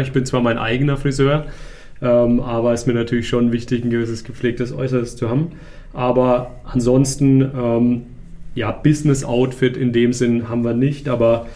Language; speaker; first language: German; native; German